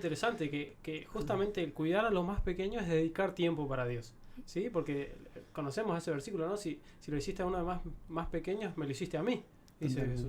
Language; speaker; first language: Spanish; native; Spanish